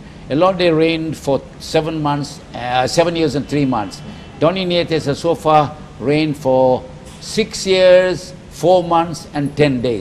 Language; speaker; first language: English; non-native, local second language; Filipino